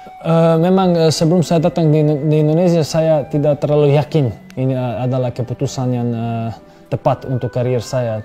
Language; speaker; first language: Indonesian; non-native, fluent; Serbian